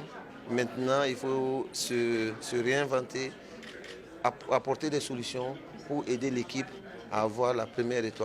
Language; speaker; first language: French; native; French